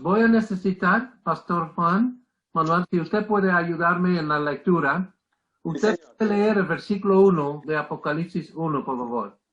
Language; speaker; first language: Spanish; non-native, fluent; English